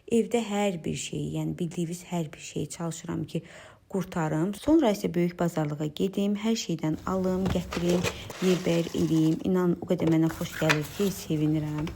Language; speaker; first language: Azerbaijani; non-native, local second language; Talysh